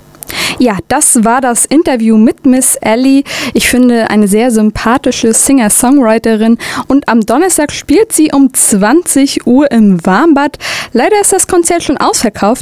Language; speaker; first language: German; native; German